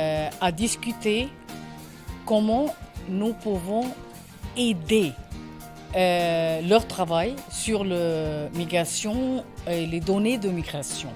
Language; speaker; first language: French; non-native, learner; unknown